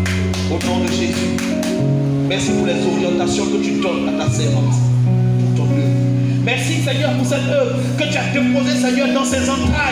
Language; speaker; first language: French; native; French